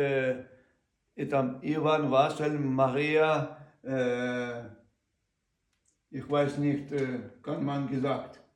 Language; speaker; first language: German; non-native, learner; Ukrainian